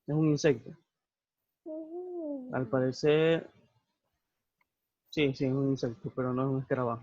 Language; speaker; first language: Spanish; native; Spanish